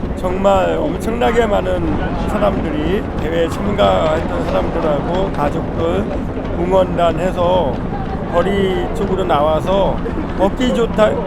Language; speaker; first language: Korean; native; Korean